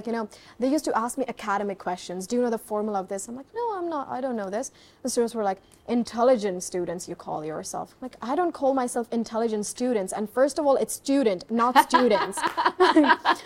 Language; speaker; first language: English; non-native, local second language; Haryanvi